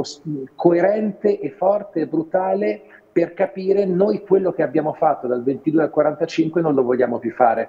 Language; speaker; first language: Italian; native; Italian